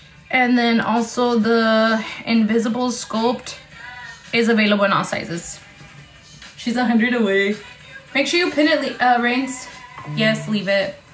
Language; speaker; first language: English; early bilingual, other home language; Spanish